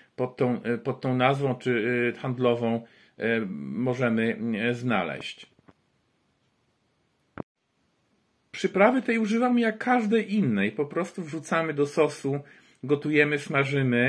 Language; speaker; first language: Polish; native; Polish